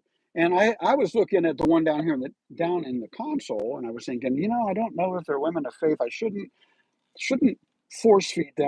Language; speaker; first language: English; native; English